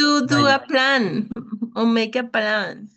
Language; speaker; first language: English; non-native, learner; Spanish